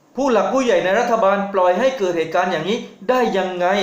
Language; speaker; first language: Thai; native; Thai